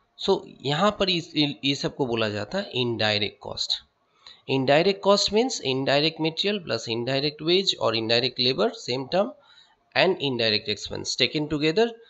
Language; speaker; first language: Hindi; non-native, local second language; Bangla